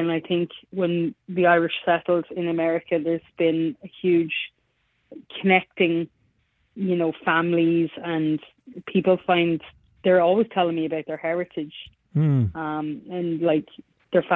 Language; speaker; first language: English; native; English